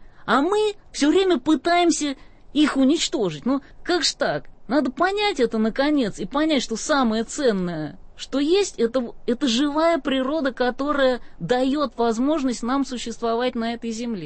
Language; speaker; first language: Russian; native; Russian